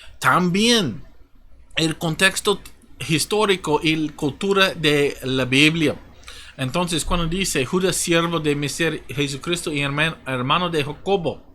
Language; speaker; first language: Spanish; non-native, fluent; English